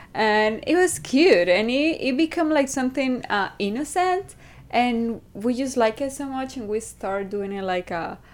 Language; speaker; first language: English; non-native, fluent; Spanish